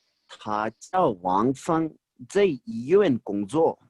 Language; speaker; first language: Chinese; non-native, fluent; Urdu